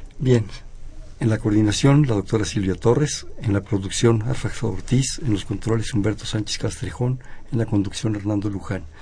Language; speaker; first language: Spanish; native; Spanish